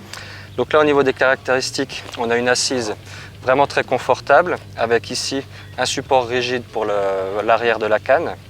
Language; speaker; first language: French; native; French